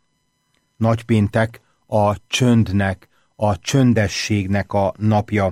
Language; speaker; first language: Hungarian; native; Hungarian